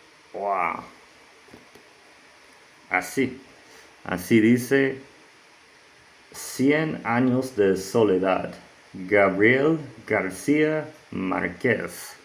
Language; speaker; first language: Spanish; non-native, learner; English